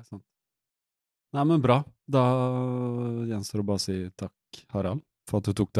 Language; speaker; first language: Norwegian; native; Norwegian